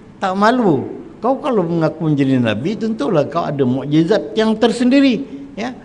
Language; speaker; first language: Malay; native; Malay